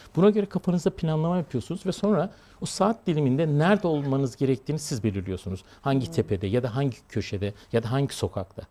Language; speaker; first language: Turkish; native; Turkish